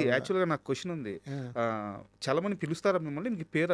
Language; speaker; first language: Telugu; native; Telugu